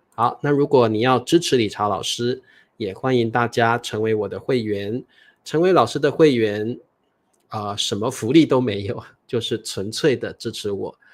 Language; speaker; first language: Chinese; native; Chinese